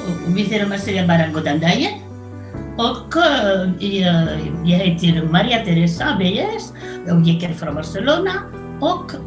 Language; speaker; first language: Swedish; non-native, learner; Catalan